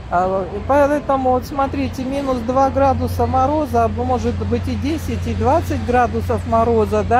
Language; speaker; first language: Russian; native; Russian